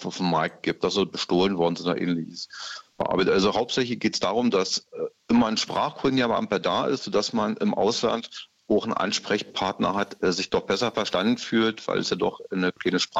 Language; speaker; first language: German; native; German